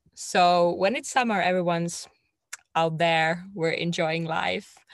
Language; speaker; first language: English; non-native, fluent; Finnish